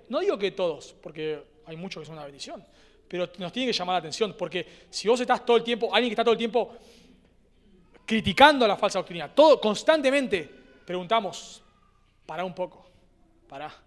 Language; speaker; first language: Spanish; native; Spanish